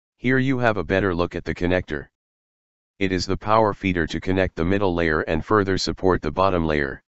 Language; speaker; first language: English; non-native, fluent; German